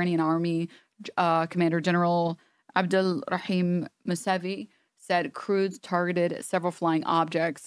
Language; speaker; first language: English; native; English